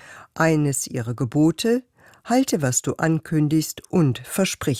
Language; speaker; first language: German; native; German